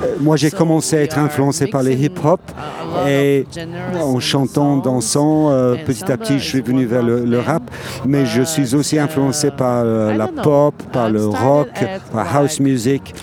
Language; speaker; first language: French; non-native, fluent; Portuguese